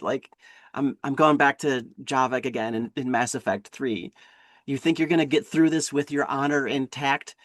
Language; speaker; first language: English; native; English